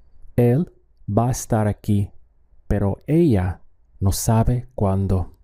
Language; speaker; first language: Spanish; non-native, fluent; English